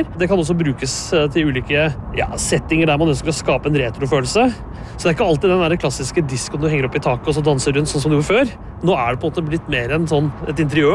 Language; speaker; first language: Norwegian; native; Norwegian